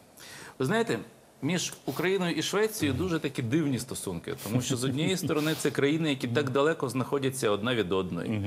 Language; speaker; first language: Ukrainian; native; Ukrainian